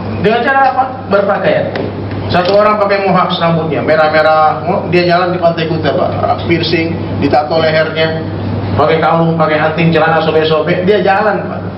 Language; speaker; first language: Indonesian; non-native, local second language; Minangkabau